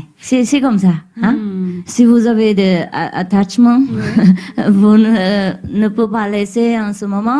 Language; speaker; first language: French; non-native, learner; Vietnamese